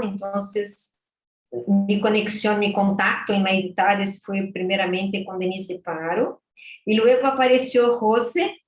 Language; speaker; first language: Spanish; non-native, fluent; Portuguese